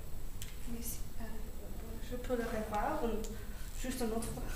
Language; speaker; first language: French; non-native, learner; English